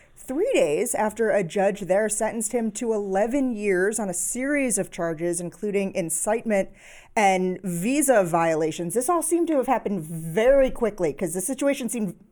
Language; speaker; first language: English; native; English